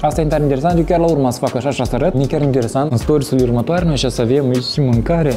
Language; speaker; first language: Romanian; non-native, local second language; Russian